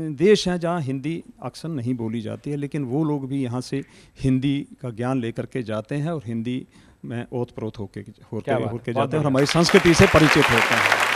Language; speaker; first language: Hindi; native; Hindi